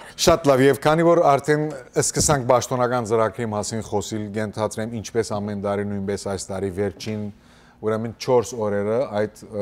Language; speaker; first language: Armenian; early bilingual, heritage; Armenian